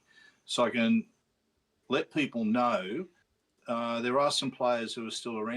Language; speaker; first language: English; native; English